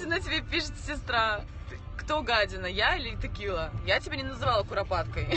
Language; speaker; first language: Russian; native; Russian